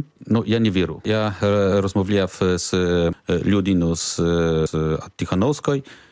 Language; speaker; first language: Ukrainian; non-native, learner; Polish